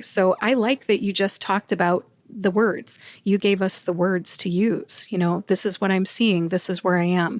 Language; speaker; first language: English; native; English